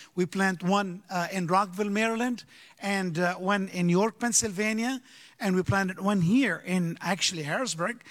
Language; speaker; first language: English; early bilingual, other home language; Arabic